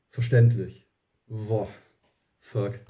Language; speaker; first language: German; native; German